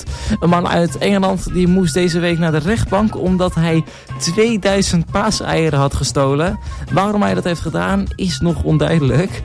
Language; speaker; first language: Dutch; native; Dutch